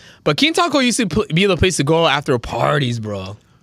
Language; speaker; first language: English; early bilingual, other home language; Spanish